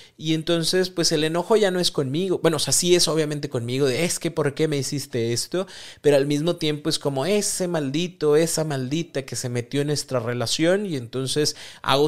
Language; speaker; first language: Spanish; native; Spanish